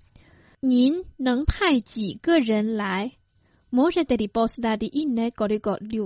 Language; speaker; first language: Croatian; non-native, fluent; Chinese